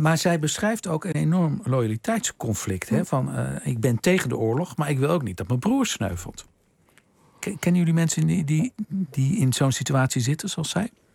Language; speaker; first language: Dutch; native; Dutch